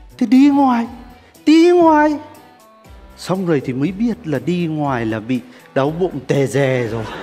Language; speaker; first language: Vietnamese; non-native, fluent; Turkish